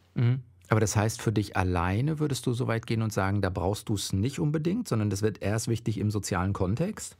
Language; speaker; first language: German; native; German